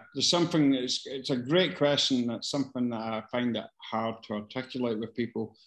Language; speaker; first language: English; native; English